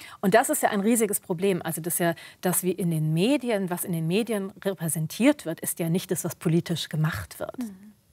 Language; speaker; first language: German; early bilingual, other home language; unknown